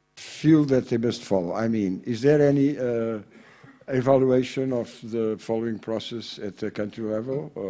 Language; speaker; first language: English; non-native, fluent; Portuguese